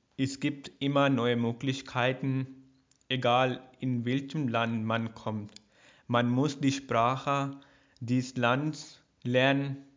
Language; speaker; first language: German; non-native, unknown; Urdu